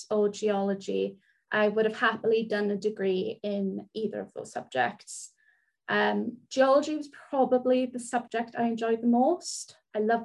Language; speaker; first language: English; non-native, local second language; Welsh